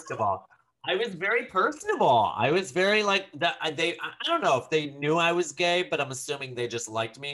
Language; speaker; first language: English; native; English